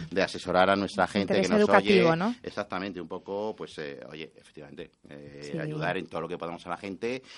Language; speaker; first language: Spanish; native; Spanish